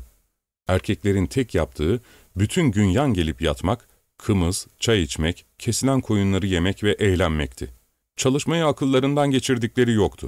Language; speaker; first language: Turkish; native; Turkish